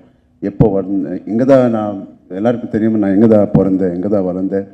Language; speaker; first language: Tamil; non-native, local second language; Telugu